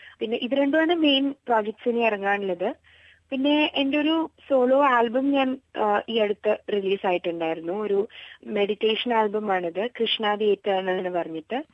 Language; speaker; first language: Malayalam; early bilingual, heritage; Malayalam